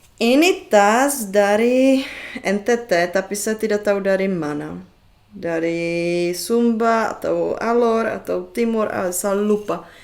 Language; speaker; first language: Indonesian; non-native, fluent; Czech